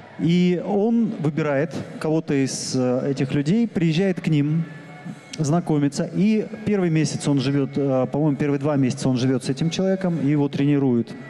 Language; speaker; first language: Russian; native; Russian